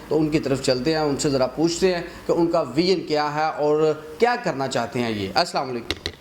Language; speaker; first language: Urdu; non-native, local second language; Punjabi